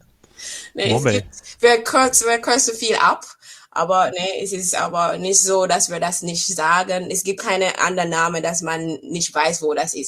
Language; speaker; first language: German; non-native, fluent; English